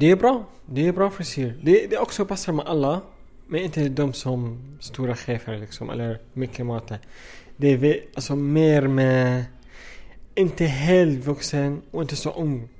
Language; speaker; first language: Swedish; non-native, fluent; Arabic